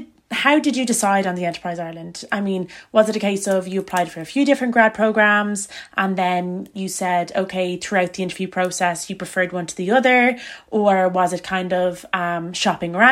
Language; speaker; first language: English; native; English